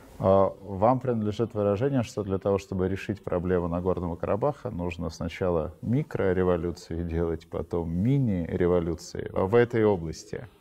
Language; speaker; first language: Russian; native; Russian